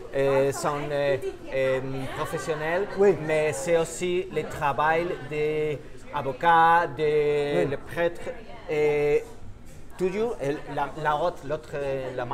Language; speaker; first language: French; non-native, fluent; Spanish